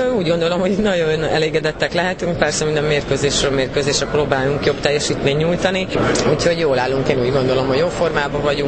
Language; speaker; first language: Hungarian; native; Hungarian